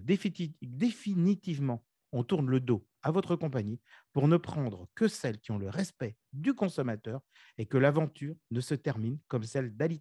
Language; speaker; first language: French; native; French